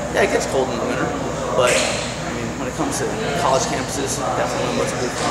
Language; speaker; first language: English; native; English